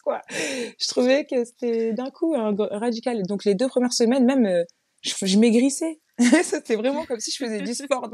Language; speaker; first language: French; native; French